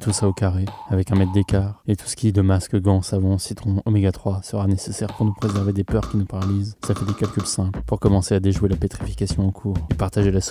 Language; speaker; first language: French; native; French